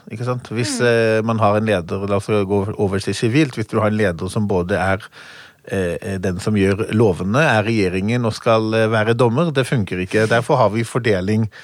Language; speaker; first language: Norwegian; non-native, fluent; Hebrew